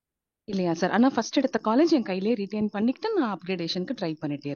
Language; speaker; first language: Tamil; native; Tamil